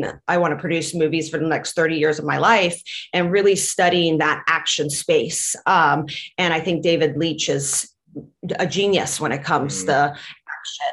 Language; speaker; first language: English; non-native, fluent; Latvian